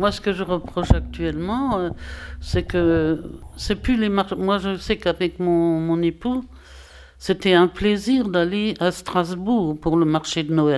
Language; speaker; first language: French; native; French